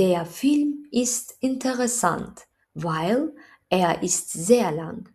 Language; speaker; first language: German; non-native, fluent; Azerbaijani